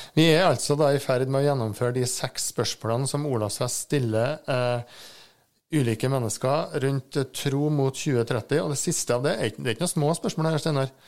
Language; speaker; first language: Norwegian; native; Norwegian